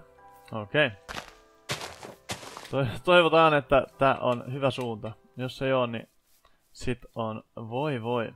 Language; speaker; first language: Finnish; native; Finnish